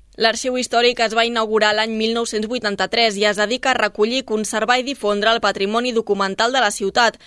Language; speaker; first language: Catalan; native; Catalan